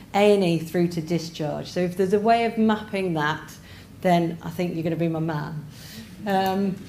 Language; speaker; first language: English; native; English